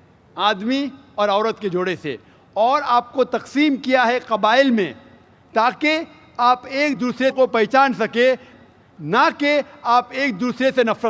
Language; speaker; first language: Hindi; native; Hindi